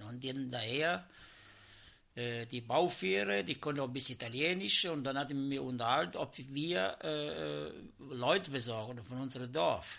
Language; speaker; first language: German; non-native, learner; Italian